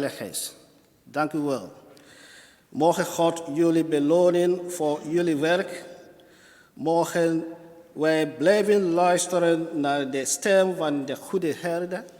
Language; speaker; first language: Dutch; non-native, fluent; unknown